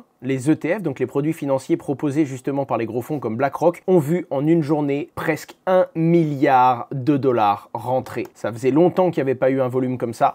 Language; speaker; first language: French; native; French